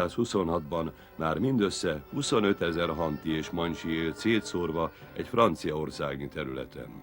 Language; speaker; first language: Hungarian; native; Hungarian